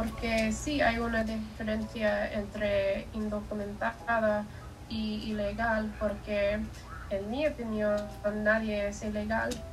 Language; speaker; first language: Spanish; non-native, learner; English